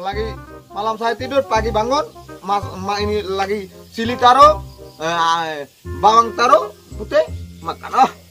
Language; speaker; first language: Indonesian; non-native, learner; Bangla